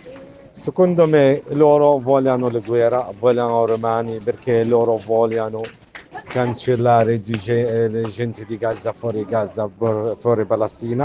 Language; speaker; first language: Italian; non-native, learner; Arabic